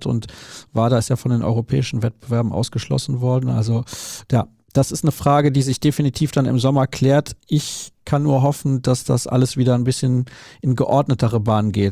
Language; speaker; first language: German; native; German